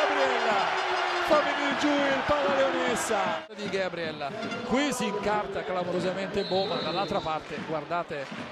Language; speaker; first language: Italian; native; Italian